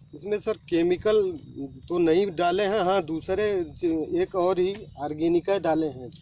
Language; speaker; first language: Hindi; native; Hindi